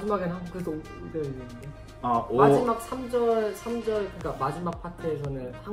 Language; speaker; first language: Korean; native; Korean